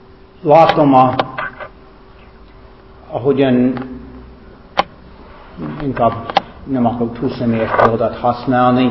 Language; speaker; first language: Hungarian; non-native, fluent; English